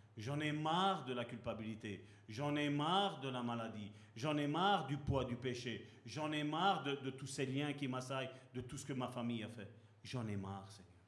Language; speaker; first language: French; native; French